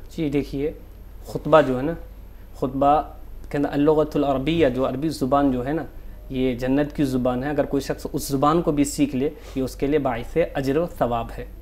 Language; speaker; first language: Urdu; native; Urdu